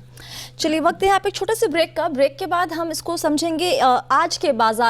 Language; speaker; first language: Hindi; native; Hindi